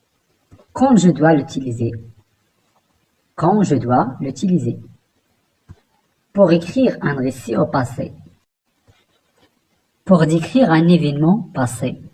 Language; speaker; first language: French; non-native, local second language; Arabic